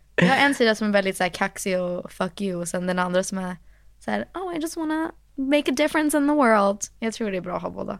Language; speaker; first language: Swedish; early bilingual, heritage; Swedish